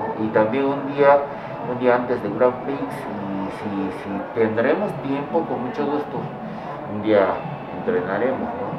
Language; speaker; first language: Spanish; non-native, fluent; Japanese